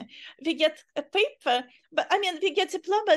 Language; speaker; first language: English; non-native, fluent; Uzbek